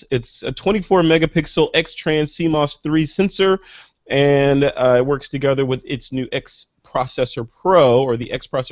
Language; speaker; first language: English; native; English